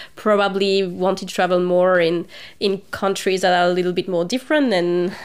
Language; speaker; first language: English; non-native, fluent; French